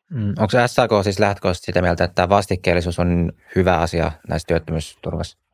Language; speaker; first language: Finnish; native; Finnish